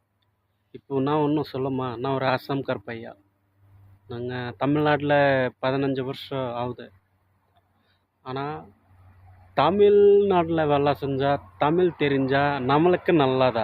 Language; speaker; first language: Tamil; non-native, learner; Assamese